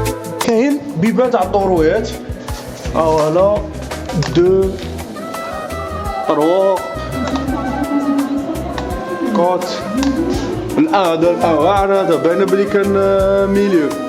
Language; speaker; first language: Arabic; native; Arabic